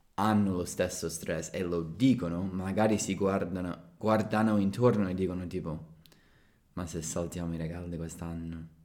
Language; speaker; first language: Italian; non-native, fluent; English